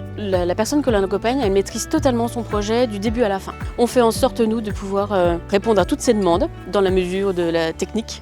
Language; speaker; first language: French; native; French